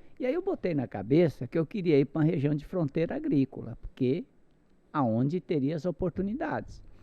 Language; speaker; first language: Portuguese; non-native, local second language; Japanese